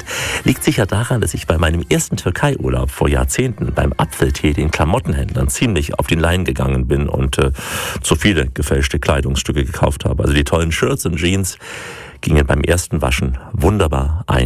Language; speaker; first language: German; native; German